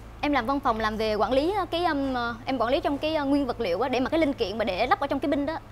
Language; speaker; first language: Vietnamese; native; Vietnamese